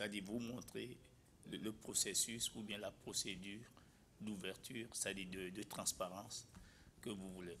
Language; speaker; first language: French; non-native, local second language; Ewe